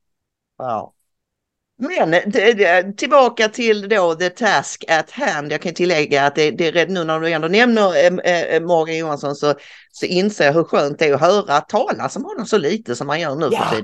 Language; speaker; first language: Swedish; native; Swedish